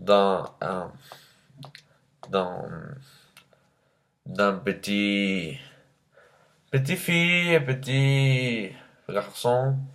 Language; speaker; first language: French; non-native, learner; Spanish